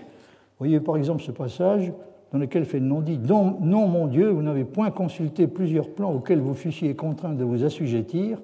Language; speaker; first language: French; native; French